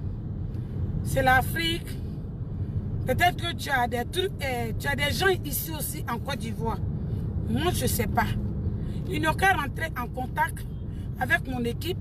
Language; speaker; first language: French; non-native, local second language; Dyula